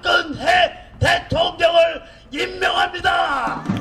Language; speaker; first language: Korean; native; Korean